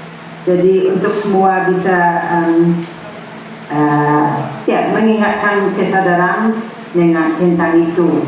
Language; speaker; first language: Indonesian; non-native, fluent; English